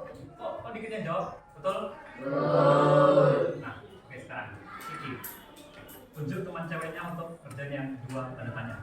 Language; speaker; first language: Indonesian; native; Indonesian